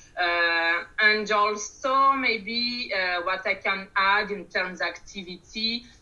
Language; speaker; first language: English; non-native, learner; Malagasy